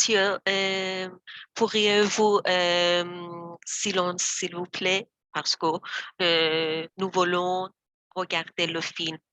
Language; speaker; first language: French; non-native, learner; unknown